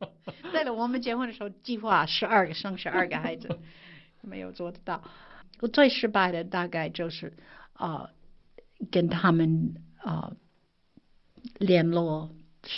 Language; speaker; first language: Chinese; non-native, fluent; English